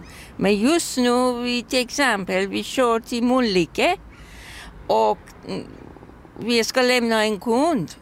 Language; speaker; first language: Swedish; non-native, learner; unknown